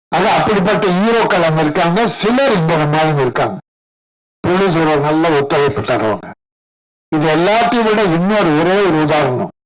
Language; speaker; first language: Tamil; native; Tamil